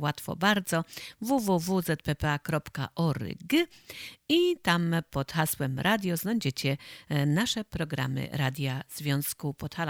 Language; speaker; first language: Polish; native; Polish